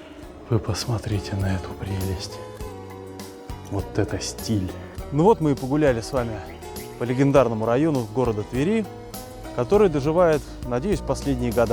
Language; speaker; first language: Russian; native; Russian